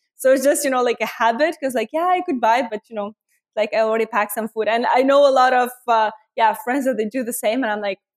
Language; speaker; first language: English; non-native, fluent; Lithuanian